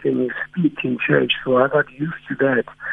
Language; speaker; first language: English; non-native, local second language; Zulu